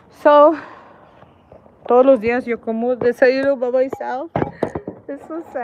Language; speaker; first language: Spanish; early bilingual, heritage; Spanish